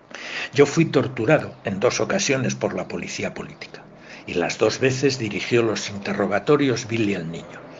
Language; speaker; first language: Spanish; native; Spanish